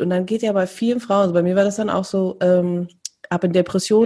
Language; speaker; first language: German; native; German